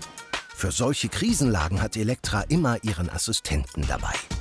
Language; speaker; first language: German; native; German